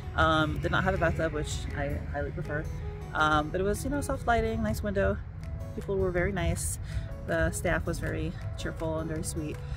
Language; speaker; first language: English; native; English